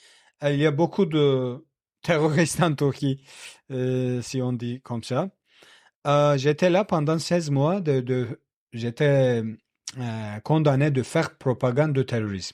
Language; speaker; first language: French; non-native, learner; Kurdish